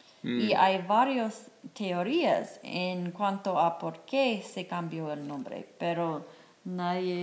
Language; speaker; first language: Spanish; non-native, fluent; English